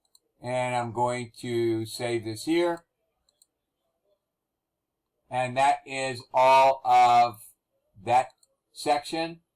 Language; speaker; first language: English; native; English